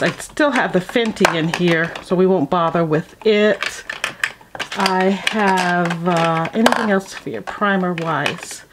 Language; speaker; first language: English; native; English